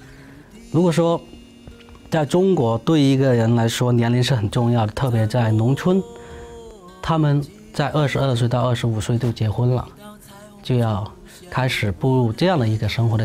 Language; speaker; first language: Chinese; non-native, local second language; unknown